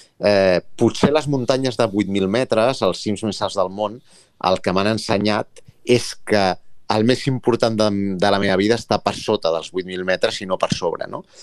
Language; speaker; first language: Catalan; native; Catalan